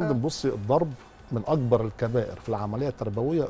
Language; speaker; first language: Arabic; native; Arabic